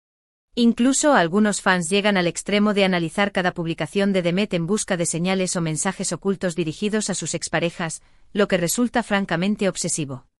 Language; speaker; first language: Spanish; native; Spanish